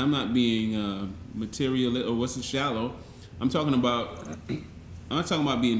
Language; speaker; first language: English; native; English